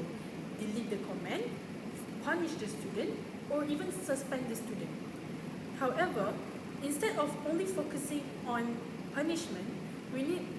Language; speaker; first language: English; non-native, local second language; Malay